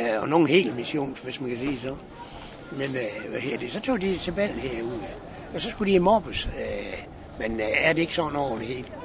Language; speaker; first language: Danish; native; Danish